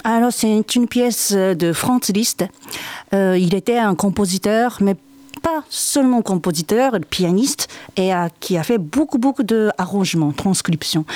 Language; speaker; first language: French; non-native, fluent; Japanese